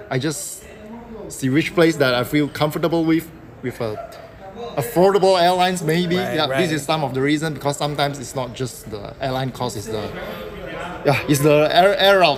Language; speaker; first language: English; non-native, local second language; Chinese